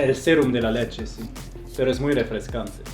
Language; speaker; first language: Spanish; non-native, fluent; German